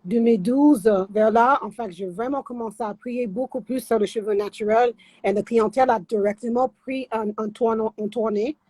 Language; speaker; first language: French; non-native, fluent; English